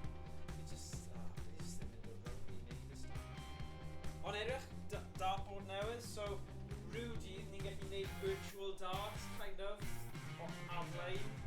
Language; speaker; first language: Welsh; native; Welsh